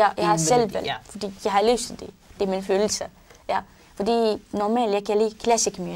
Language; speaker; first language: Danish; non-native, learner; Arabic